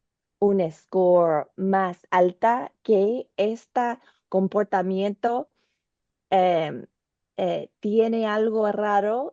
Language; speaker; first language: Spanish; non-native, learner; English